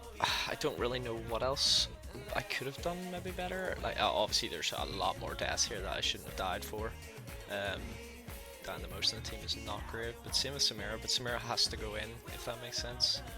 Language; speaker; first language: English; native; English